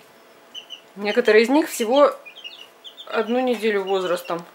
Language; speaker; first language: Russian; native; Russian